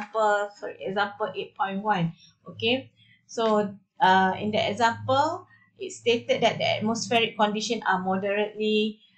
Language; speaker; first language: English; non-native, local second language; Malay